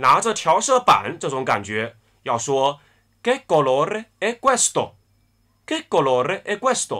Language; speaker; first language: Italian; non-native, fluent; Chinese